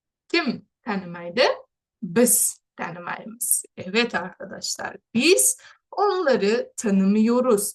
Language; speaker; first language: Turkish; non-native, fluent; Uzbek